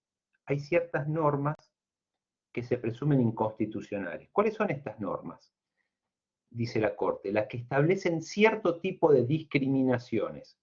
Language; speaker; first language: Spanish; native; Spanish